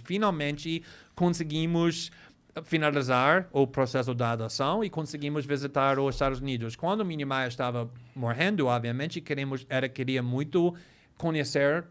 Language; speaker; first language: Portuguese; non-native, fluent; English